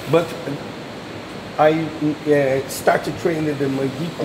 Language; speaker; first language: English; non-native, learner; Portuguese